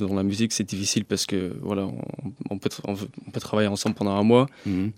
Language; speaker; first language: French; early bilingual, other home language; English